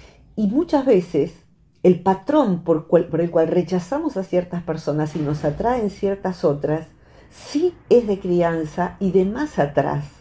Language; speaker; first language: Spanish; native; Spanish